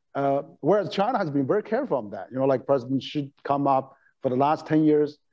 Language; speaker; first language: English; non-native, fluent; Chinese